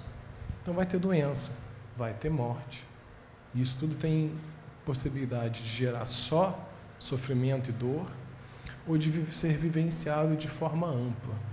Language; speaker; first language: Portuguese; native; Portuguese